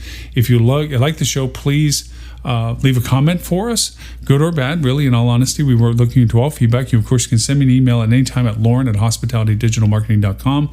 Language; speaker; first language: English; native; English